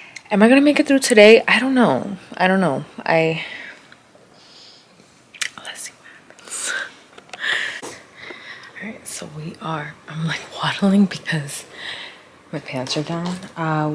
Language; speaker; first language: English; early bilingual, other home language; Spanish